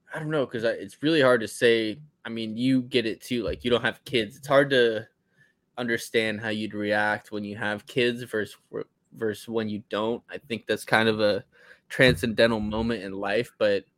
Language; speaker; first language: English; native; English